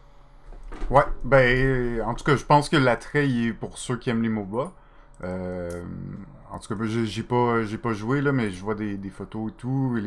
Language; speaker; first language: French; native; French